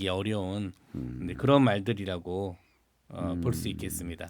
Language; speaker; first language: Korean; native; Korean